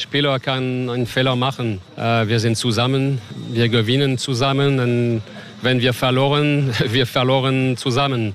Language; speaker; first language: German; non-native, learner; French